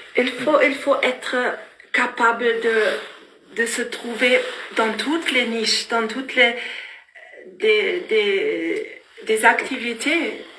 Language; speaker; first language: French; non-native, fluent; German